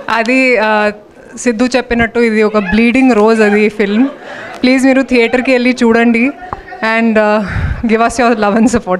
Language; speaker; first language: Telugu; non-native, local second language; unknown